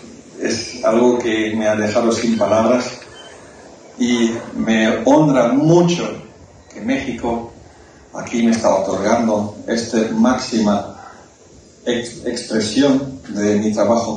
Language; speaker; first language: Spanish; non-native, fluent; German